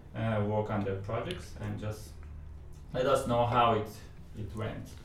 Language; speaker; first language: English; non-native, fluent; Persian